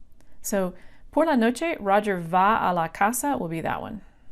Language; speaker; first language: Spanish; non-native, fluent; English